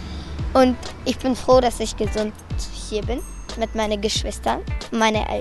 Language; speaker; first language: German; early bilingual, other home language; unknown